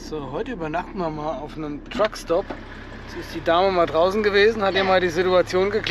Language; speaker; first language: German; native; German